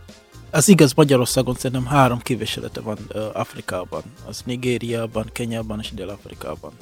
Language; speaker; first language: Hungarian; non-native, fluent; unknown